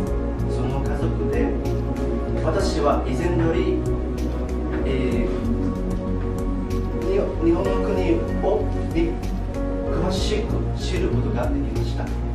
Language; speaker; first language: Japanese; non-native, fluent; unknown